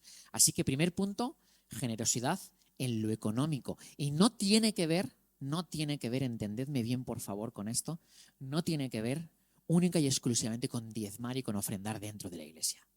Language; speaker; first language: Spanish; native; Spanish